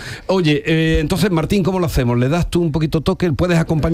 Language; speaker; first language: Spanish; native; Spanish